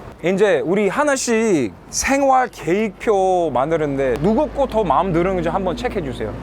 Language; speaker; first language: Korean; non-native, fluent; English